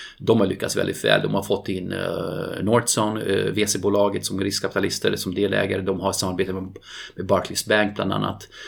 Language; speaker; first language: Swedish; non-native, fluent; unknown